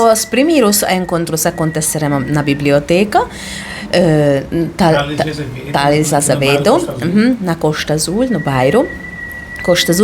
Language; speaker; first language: Portuguese; non-native, fluent; Hungarian